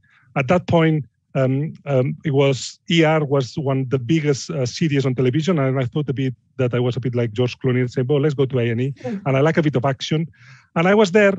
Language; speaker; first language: English; non-native, fluent; Spanish